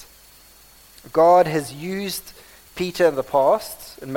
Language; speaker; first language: English; non-native, local second language; Afrikaans